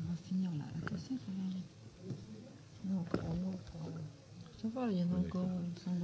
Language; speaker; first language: French; native; French